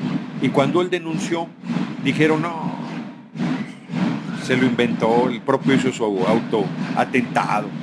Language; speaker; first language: Spanish; native; Spanish